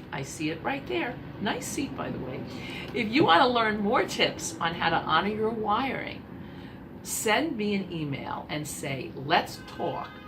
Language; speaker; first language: English; native; English